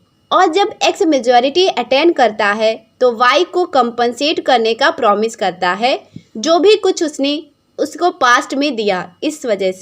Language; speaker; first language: Hindi; native; Hindi